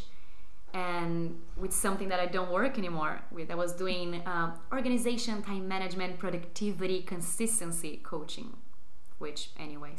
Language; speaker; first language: English; non-native, fluent; Portuguese